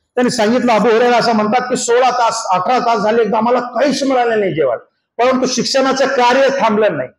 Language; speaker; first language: Marathi; non-native, local second language; Urdu